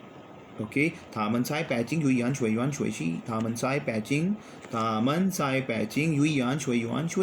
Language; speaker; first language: Chinese; non-native, learner; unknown